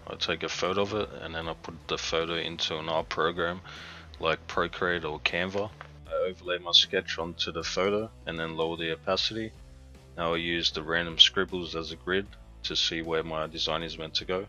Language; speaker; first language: English; native; English